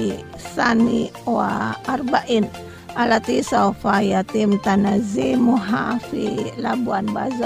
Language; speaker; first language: Arabic; non-native, learner; Indonesian